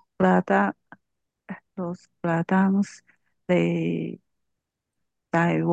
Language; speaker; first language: Spanish; non-native, learner; Chinese